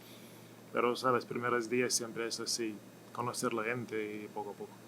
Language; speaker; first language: Spanish; non-native, learner; Lithuanian